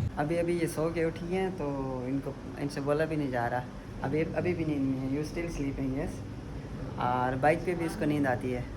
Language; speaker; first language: Urdu; non-native, local second language; Punjabi